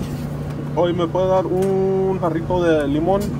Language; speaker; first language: Spanish; early bilingual, heritage; Spanish